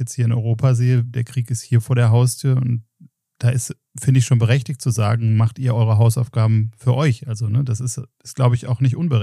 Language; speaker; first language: German; native; German